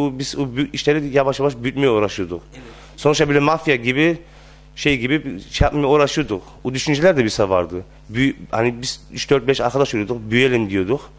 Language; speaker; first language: Turkish; early bilingual, heritage; Turkish